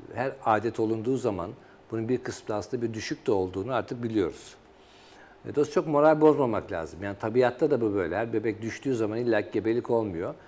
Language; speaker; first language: Turkish; native; Turkish